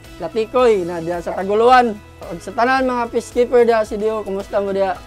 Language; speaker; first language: Cebuano; native; Cebuano